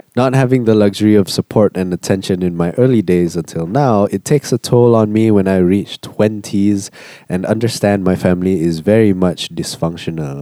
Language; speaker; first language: English; non-native, local second language; Malay